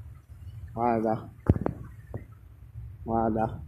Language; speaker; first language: Italian; non-native, learner; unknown